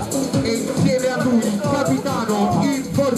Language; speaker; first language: Italian; native; Italian